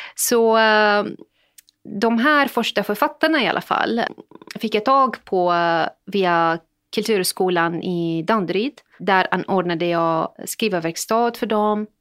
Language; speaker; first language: Swedish; non-native, fluent; Arabic